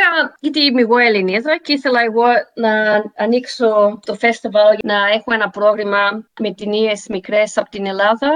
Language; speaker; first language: Greek; early bilingual, heritage; Greek